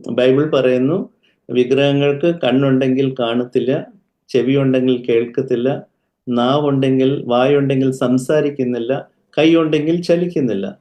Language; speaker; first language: Malayalam; early bilingual, heritage; Malayalam